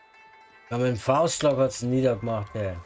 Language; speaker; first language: German; native; German